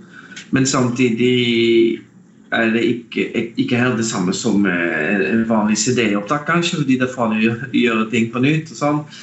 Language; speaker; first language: Norwegian; non-native, fluent; Dutch